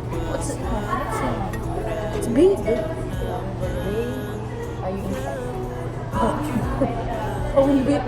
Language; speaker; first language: English; non-native, local second language; Filipino